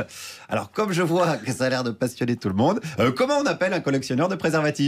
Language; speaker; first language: French; native; French